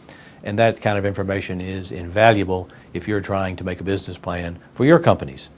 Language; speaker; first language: English; native; English